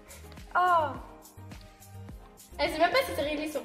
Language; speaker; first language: French; native; French